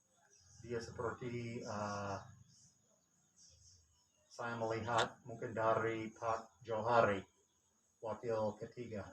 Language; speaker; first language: Indonesian; non-native, fluent; English